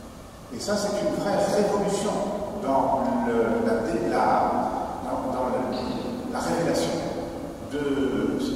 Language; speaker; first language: French; native; French